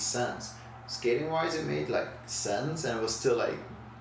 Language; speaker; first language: English; non-native, fluent; Dutch